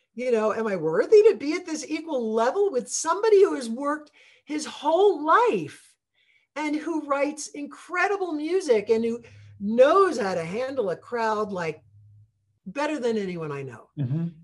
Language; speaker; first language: English; native; English